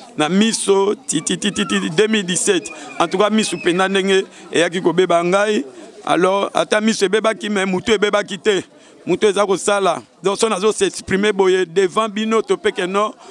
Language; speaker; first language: Lingala; native; Lingala